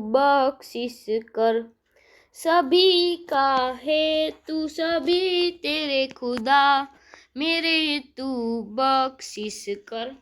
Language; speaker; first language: Hindi; non-native, local second language; Gujarati